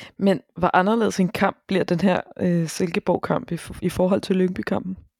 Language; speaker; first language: Danish; native; Danish